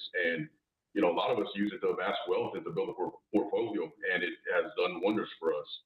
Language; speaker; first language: English; native; English